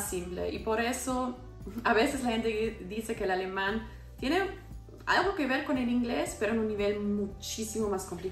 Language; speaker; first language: Spanish; non-native, fluent; German